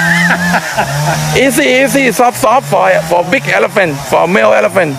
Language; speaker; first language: English; non-native, learner; Thai